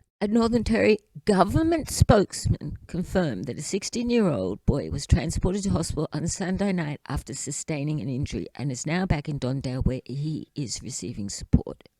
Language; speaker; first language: English; native; English